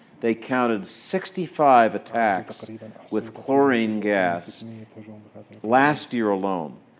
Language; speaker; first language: English; native; English